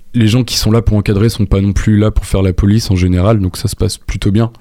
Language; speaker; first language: French; native; French